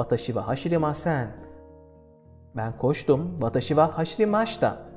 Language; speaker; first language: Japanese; non-native, fluent; Turkish